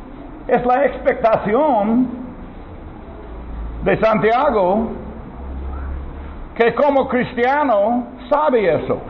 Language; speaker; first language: Spanish; non-native, learner; English